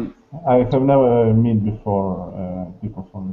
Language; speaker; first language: English; non-native, learner; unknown